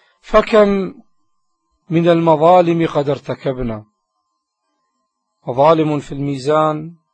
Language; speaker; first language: Arabic; native; Arabic